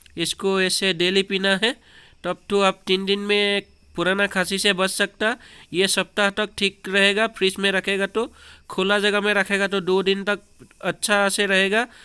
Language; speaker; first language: Hindi; non-native, local second language; Assamese